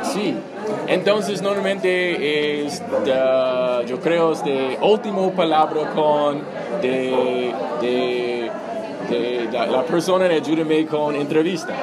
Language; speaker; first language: Spanish; non-native, learner; English